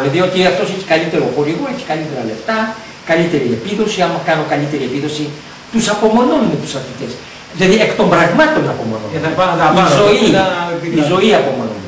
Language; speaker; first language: Greek; native; Greek